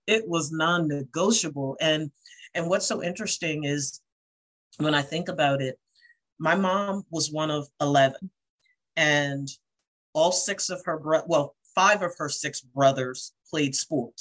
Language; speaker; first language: English; native; English